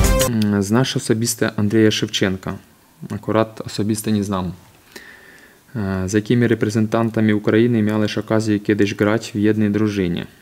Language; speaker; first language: Polish; non-native, fluent; Ukrainian